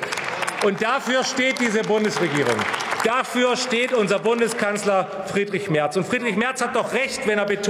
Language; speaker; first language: German; native; German